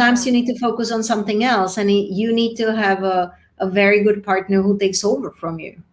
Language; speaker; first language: English; non-native, fluent; Czech